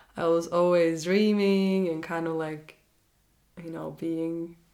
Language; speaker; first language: English; non-native, fluent; Norwegian